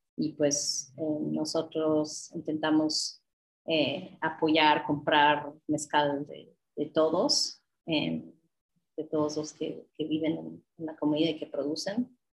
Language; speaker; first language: Spanish; non-native, fluent; English